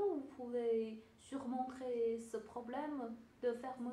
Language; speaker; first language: French; non-native, learner; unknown